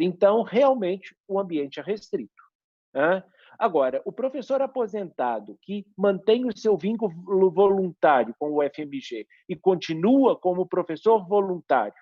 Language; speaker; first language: Portuguese; native; Portuguese